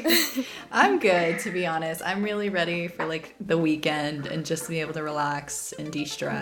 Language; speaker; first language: English; native; English